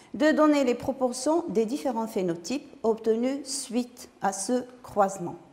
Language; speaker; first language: French; non-native, local second language; Arabic